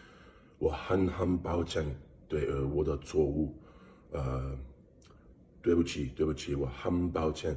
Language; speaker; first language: Chinese; non-native, learner; English